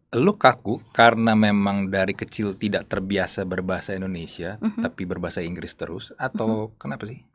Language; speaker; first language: Indonesian; native; Indonesian